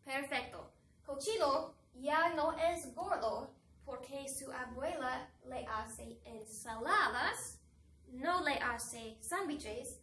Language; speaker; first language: Spanish; non-native, fluent; English